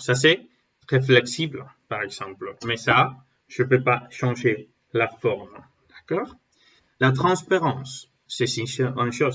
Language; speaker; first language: French; non-native, learner; Spanish